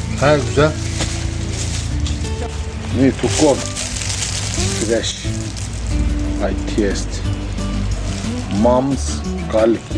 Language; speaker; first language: English; non-native, learner; Turkish